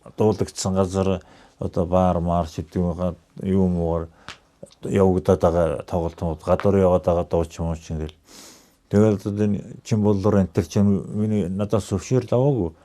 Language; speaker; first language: Mongolian; native; Mongolian